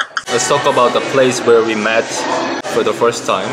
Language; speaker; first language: English; non-native, fluent; Korean